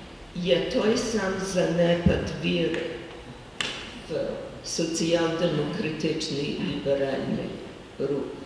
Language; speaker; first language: Ukrainian; early bilingual, heritage; Ukrainian